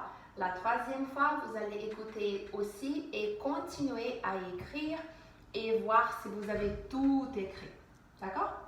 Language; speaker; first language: French; non-native, fluent; English